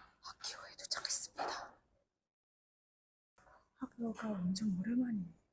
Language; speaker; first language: Korean; non-native, learner; Vietnamese